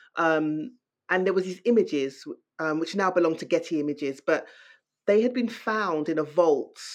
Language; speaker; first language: English; native; English